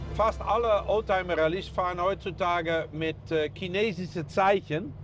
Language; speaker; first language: German; native; German